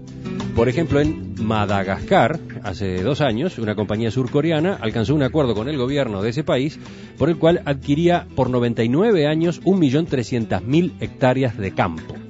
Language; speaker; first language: Spanish; native; Spanish